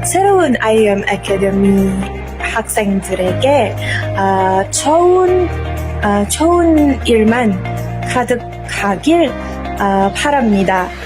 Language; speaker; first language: Korean; non-native, learner; Malay